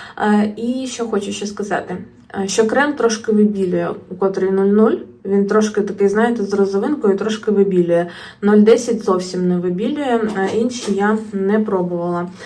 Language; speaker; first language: Ukrainian; non-native, local second language; Russian